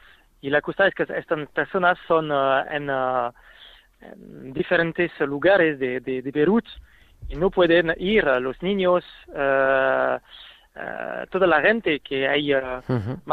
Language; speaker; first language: Spanish; non-native, fluent; French